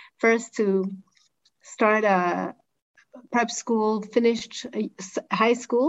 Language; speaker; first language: English; non-native, local second language; Igbo